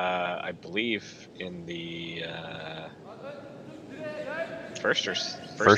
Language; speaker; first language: English; native; English